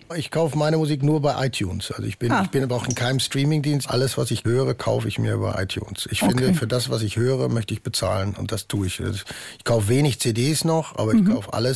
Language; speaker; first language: German; native; German